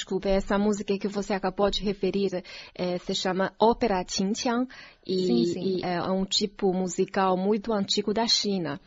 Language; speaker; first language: Portuguese; non-native, fluent; Chinese